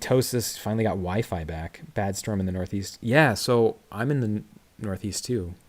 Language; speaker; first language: English; native; English